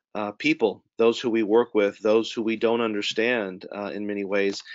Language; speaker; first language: English; native; English